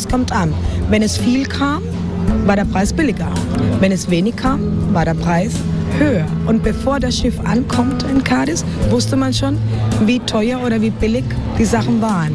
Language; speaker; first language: German; non-native, fluent; Spanish